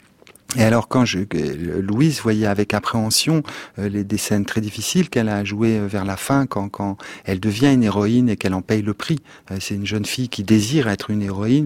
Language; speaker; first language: French; native; French